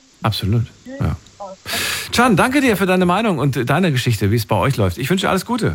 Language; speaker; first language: German; native; German